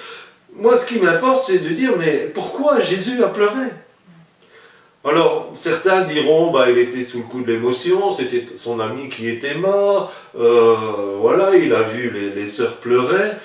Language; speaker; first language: French; native; French